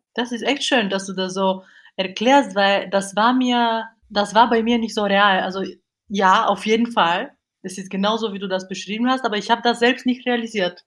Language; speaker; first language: German; non-native, fluent; Bulgarian